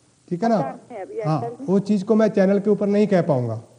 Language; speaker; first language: Hindi; native; Hindi